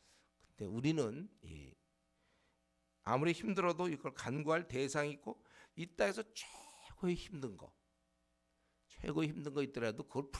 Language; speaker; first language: Korean; native; Korean